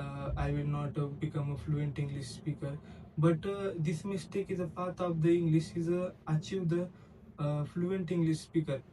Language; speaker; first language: English; non-native, learner; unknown